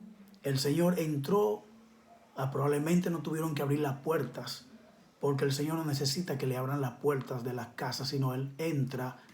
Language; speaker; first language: Spanish; native; Spanish